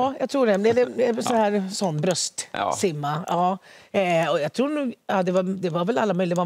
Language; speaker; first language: Swedish; early bilingual, other home language; Spanish